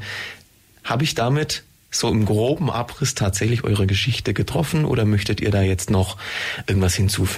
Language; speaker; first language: German; native; German